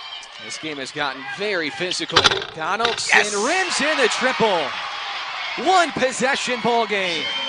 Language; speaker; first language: English; native; English